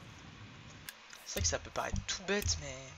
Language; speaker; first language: French; native; French